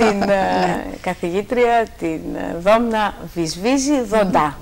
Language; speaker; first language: Greek; native; Greek